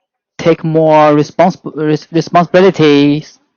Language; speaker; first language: English; non-native, learner; Chinese